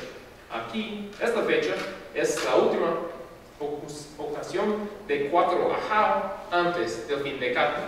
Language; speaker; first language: Spanish; non-native, fluent; English